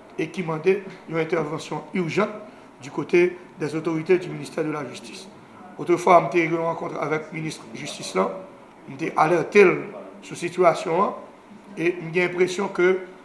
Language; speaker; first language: Haitian Creole; native; Haitian Creole